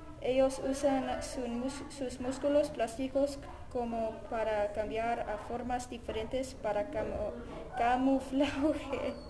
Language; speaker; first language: Spanish; non-native, learner; English